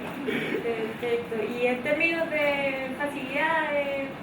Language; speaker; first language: Spanish; native; Spanish